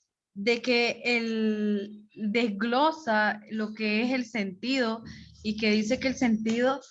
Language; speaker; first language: Spanish; native; Spanish